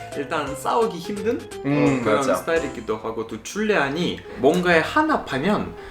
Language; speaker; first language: Korean; non-native, fluent; Russian